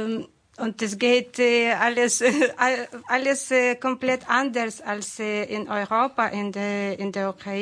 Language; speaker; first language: German; non-native, fluent; Ukrainian